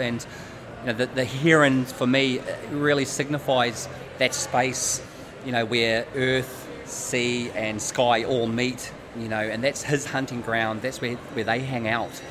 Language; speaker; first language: English; native; English